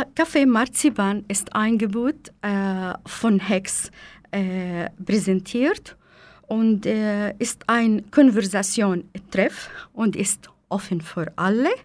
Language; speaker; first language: German; non-native, fluent; Arabic